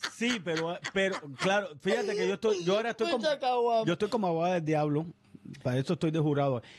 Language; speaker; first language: Spanish; native; Spanish